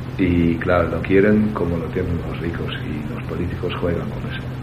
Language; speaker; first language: Spanish; non-native, fluent; Dutch